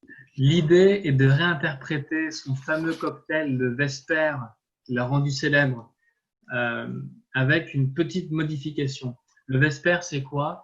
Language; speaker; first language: French; native; French